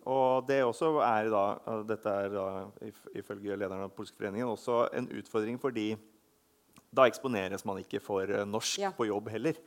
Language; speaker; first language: Norwegian; native; Norwegian